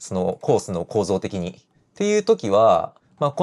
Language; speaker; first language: Japanese; native; Japanese